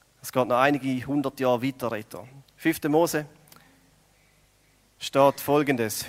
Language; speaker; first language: German; native; German